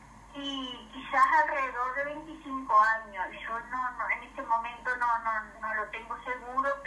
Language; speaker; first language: Spanish; native; Spanish